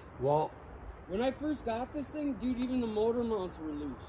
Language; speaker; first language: English; native; English